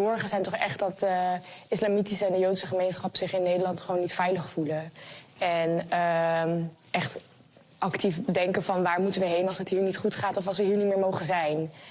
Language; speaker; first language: Dutch; native; Dutch